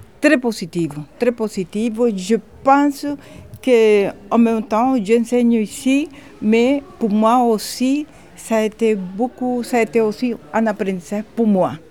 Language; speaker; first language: French; non-native, fluent; Spanish